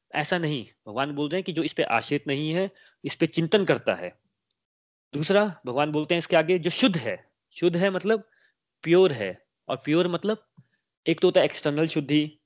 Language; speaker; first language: Hindi; native; Hindi